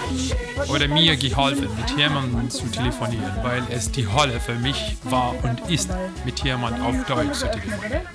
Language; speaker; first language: German; non-native, learner; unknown